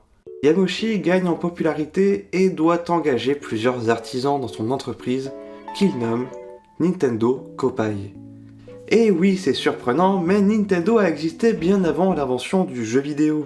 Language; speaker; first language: French; native; French